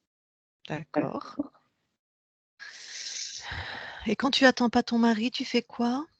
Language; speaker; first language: French; native; French